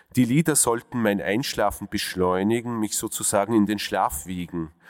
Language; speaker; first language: German; early bilingual, other home language; Russian